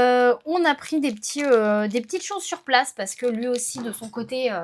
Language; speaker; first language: French; native; French